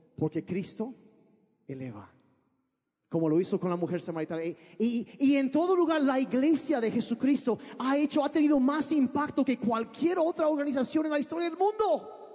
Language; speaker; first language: Spanish; early bilingual, other home language; English